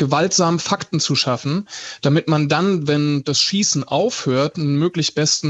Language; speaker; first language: German; native; German